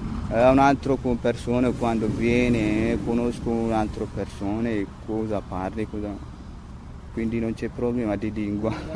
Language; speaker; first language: Italian; non-native, learner; Tigrinya